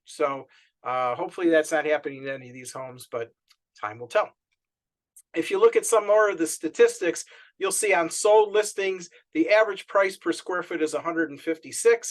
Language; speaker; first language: English; native; English